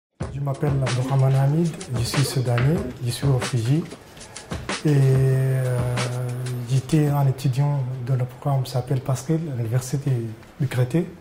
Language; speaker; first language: French; non-native, learner; Arabic